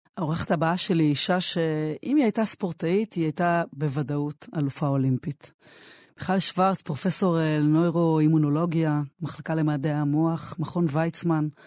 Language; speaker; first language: Hebrew; native; Hebrew